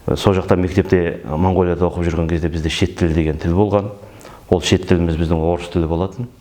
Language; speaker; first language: Kazakh; early bilingual, heritage; Kazakh